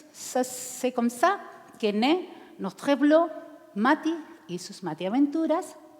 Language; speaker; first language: French; non-native, learner; Spanish